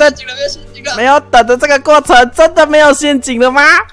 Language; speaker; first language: Chinese; native; Chinese